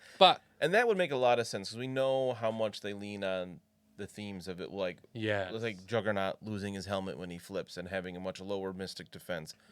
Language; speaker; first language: English; native; English